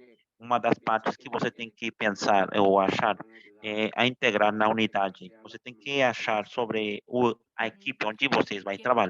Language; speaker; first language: Portuguese; non-native, fluent; Spanish